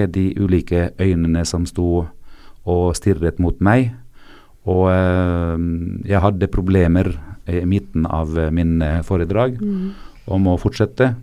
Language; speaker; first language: Norwegian; non-native, fluent; Arabic